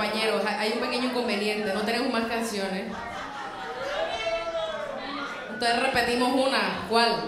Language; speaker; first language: Spanish; early bilingual, other home language; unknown